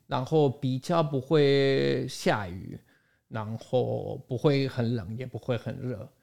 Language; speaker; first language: Chinese; non-native, fluent; Spanish